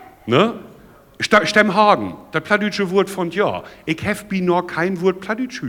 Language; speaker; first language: German; native; German